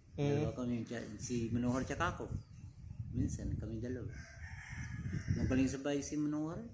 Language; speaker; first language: Filipino; non-native, learner; Punjabi